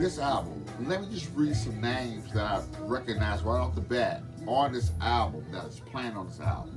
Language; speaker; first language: English; native; English